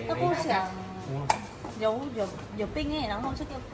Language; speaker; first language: Chinese; non-native, learner; Vietnamese